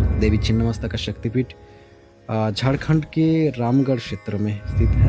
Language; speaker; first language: Hindi; non-native, local second language; Bangla